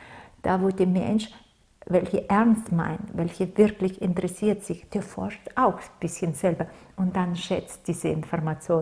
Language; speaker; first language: German; non-native, fluent; Russian